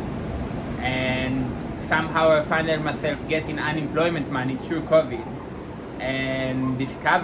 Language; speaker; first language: English; non-native, fluent; Hebrew